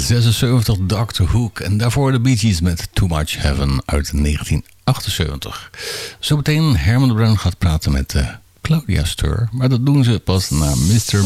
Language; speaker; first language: Dutch; native; Dutch